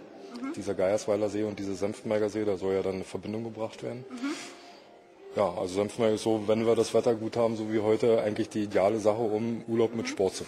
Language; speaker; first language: German; native; German